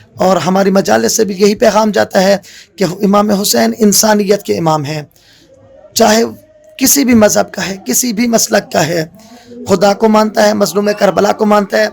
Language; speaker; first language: Urdu; native; Urdu